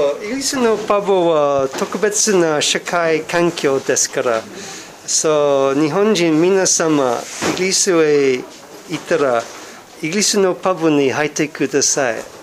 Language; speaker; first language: Japanese; non-native, learner; English